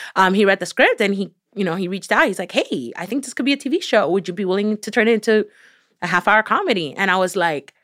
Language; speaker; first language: English; early bilingual, other home language; Spanish